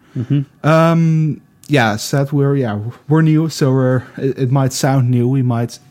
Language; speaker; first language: English; non-native, fluent; Dutch